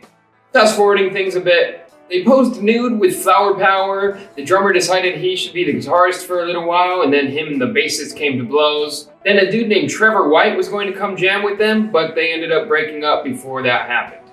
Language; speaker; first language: English; native; English